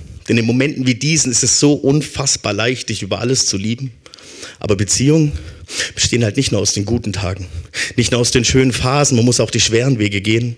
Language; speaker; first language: German; native; German